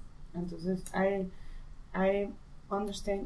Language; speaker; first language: English; non-native, learner; Spanish